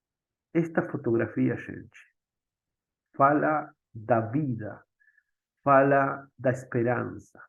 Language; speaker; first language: Portuguese; non-native, fluent; Spanish